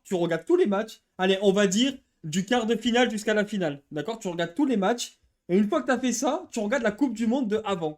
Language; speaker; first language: French; native; French